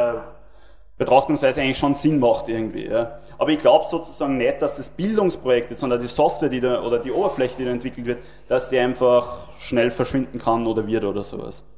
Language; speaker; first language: German; native; German